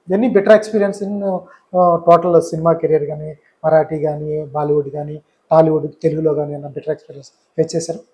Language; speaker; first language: Telugu; native; Telugu